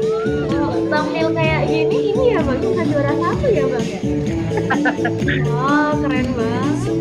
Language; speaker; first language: Indonesian; native; Indonesian